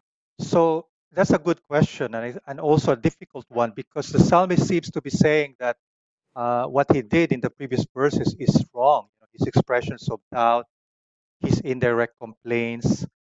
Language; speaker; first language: English; non-native, local second language; Filipino